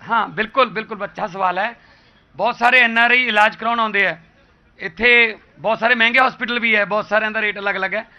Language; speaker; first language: Hindi; non-native, local second language; Punjabi